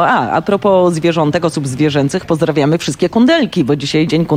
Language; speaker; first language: Polish; native; Polish